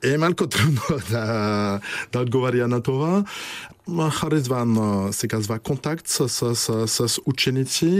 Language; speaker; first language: Bulgarian; non-native, learner; French